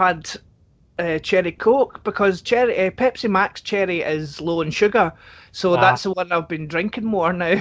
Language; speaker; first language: English; native; English